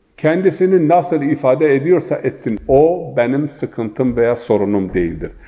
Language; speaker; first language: Turkish; non-native, local second language; Zaza